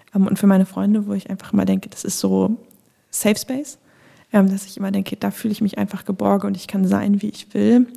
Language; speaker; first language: German; native; German